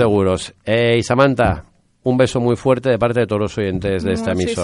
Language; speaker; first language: Spanish; native; Spanish